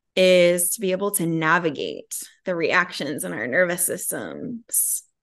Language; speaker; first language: English; native; English